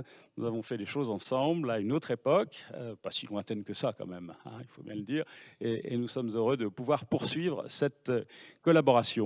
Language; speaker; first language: French; native; French